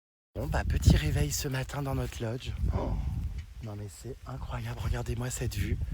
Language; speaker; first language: French; native; French